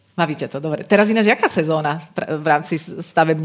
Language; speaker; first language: Slovak; native; Slovak